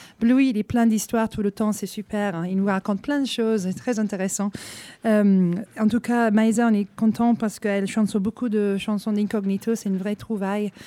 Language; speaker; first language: French; non-native, fluent; English